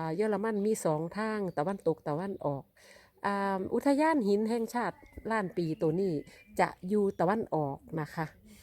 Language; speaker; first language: Thai; non-native, local second language; Northeastern Thai